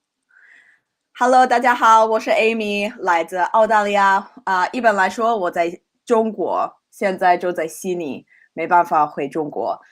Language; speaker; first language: Chinese; non-native, fluent; English